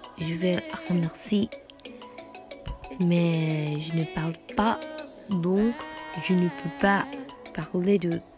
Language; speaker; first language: French; non-native, learner; Japanese